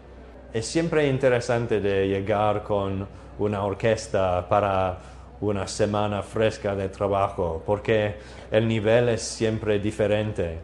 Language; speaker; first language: Spanish; non-native, learner; English